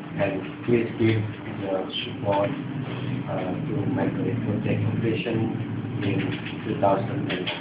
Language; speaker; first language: English; non-native, fluent; Indonesian